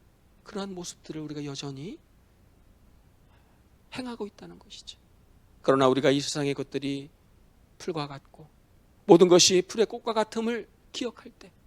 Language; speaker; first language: Korean; native; Korean